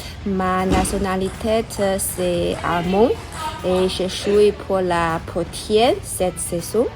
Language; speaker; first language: French; non-native, learner; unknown